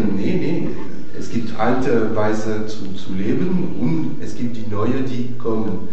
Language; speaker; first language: German; non-native, fluent; French